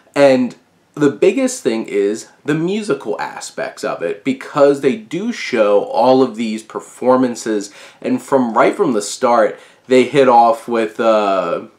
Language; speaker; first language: English; native; English